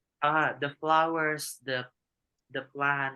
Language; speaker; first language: English; non-native, fluent; Indonesian